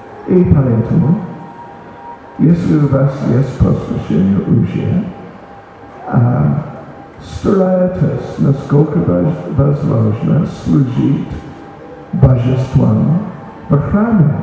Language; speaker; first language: Russian; non-native, learner; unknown